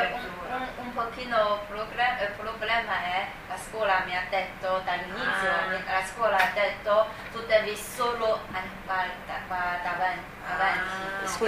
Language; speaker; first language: Italian; non-native, fluent; Chinese